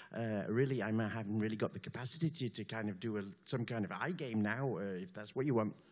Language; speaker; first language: English; native; English